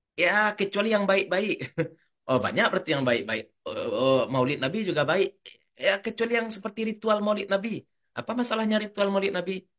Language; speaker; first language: Indonesian; native; Indonesian